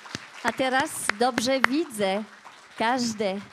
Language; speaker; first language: Polish; non-native, learner; French